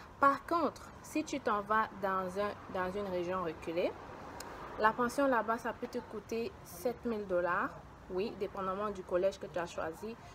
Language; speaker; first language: French; native; French